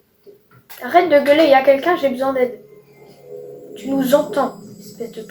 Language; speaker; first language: French; native; French